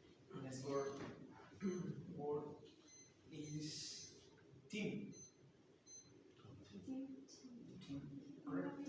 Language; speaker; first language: English; non-native, learner; Spanish